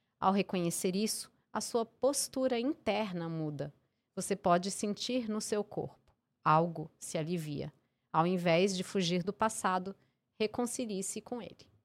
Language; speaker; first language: Portuguese; early bilingual, heritage; English